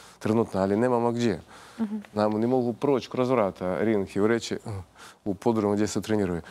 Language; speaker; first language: Croatian; non-native, fluent; Russian